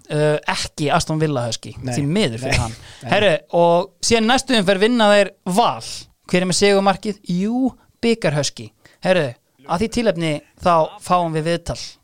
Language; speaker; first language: Icelandic; native; Icelandic